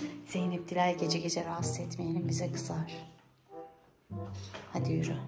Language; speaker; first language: Turkish; native; Turkish